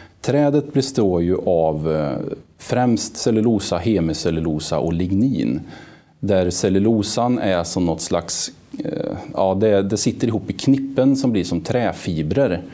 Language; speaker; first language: Swedish; native; Swedish